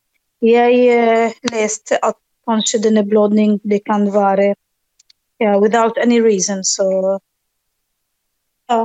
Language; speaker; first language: Norwegian; non-native, learner; Arabic